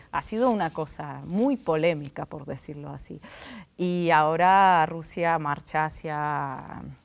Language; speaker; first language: Spanish; non-native, fluent; Russian